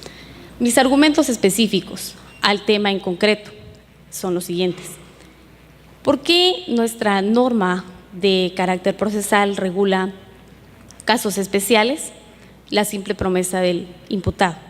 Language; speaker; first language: Spanish; native; Spanish